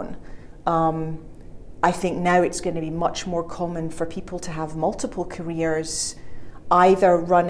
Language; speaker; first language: English; native; English